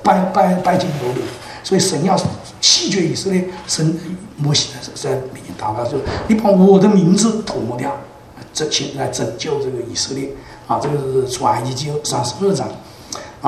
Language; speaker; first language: Chinese; native; Chinese